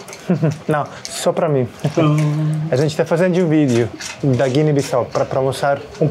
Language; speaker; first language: Portuguese; non-native, learner; Bosnian